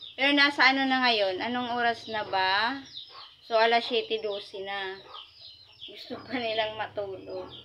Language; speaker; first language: Filipino; non-native, local second language; Masbatenyo